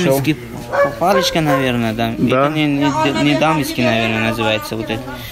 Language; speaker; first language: Russian; non-native, fluent; Uzbek